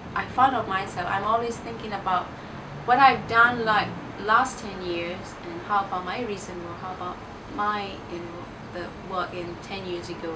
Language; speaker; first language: English; non-native, learner; Burmese